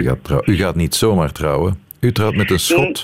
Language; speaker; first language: Dutch; native; Dutch